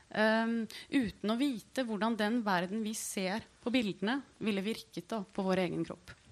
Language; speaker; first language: Norwegian; native; Norwegian